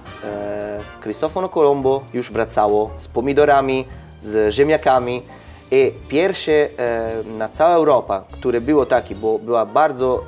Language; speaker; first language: Polish; non-native, learner; Italian